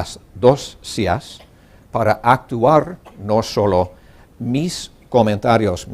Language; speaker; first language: Spanish; non-native, learner; English